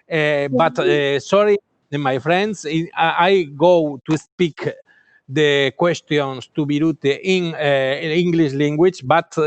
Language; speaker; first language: English; non-native, learner; Galician